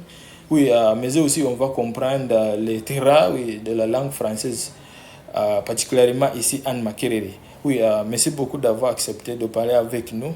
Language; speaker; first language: French; non-native, fluent; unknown